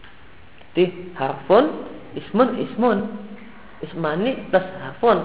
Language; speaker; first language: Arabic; non-native, fluent; Indonesian